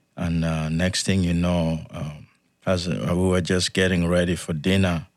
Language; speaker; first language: English; non-native, fluent; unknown